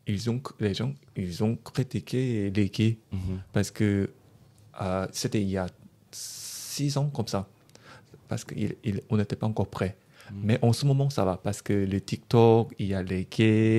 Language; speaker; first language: French; non-native, learner; Korean